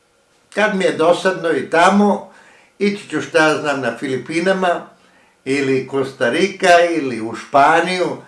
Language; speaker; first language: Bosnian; early bilingual, heritage; Croatian